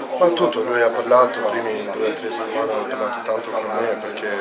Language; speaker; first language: Italian; non-native, learner; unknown